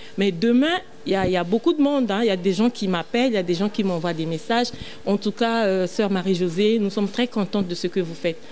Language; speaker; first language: French; non-native, local second language; Lingala